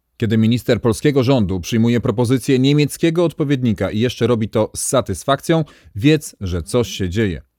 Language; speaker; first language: Polish; native; Polish